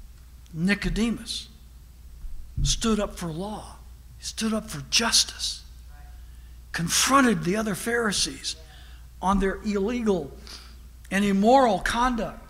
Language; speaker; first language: English; native; English